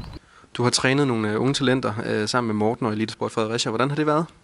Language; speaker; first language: Danish; native; Danish